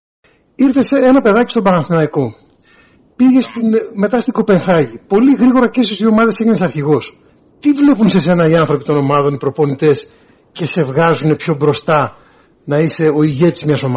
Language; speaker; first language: Greek; native; Greek